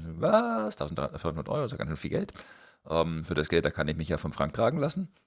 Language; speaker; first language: German; native; German